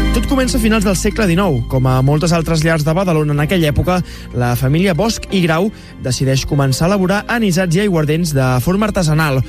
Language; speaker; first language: Catalan; native; Catalan